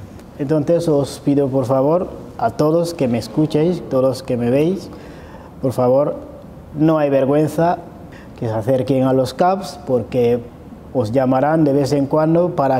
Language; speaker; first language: Spanish; non-native, fluent; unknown